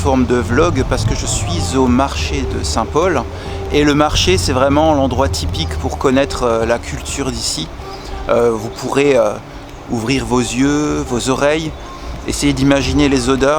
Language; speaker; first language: French; native; French